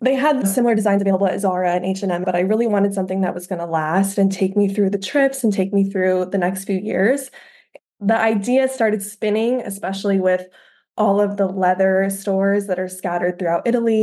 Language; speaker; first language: English; native; English